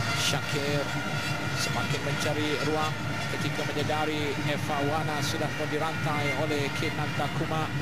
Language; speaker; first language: Malay; native; Malay